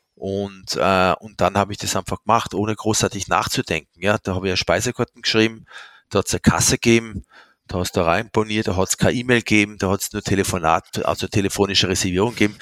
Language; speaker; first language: German; non-native, fluent; French